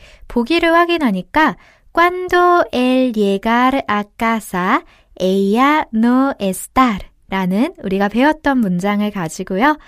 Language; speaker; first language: Spanish; non-native, fluent; Korean